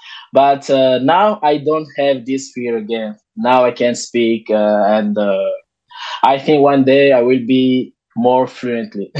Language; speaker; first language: English; non-native, learner; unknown